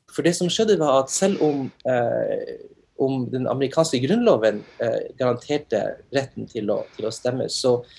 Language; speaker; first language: Norwegian; native; Norwegian